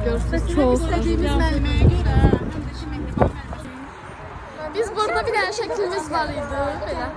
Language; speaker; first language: Turkish; non-native, learner; Azerbaijani